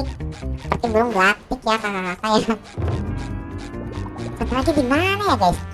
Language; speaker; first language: Indonesian; native; Indonesian